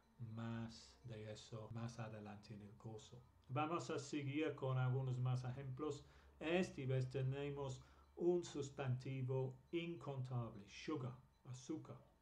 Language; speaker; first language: Spanish; non-native, fluent; English